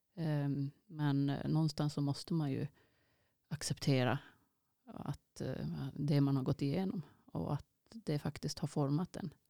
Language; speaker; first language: Swedish; native; Swedish